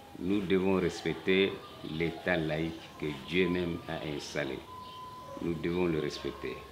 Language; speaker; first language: French; non-native, local second language; Bambara